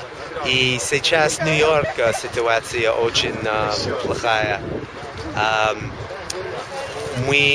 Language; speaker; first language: Russian; non-native, learner; English